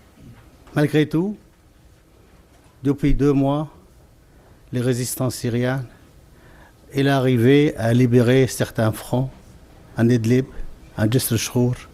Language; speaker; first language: French; non-native, fluent; Arabic